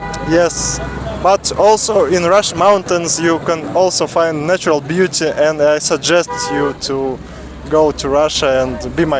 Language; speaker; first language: English; non-native, learner; Russian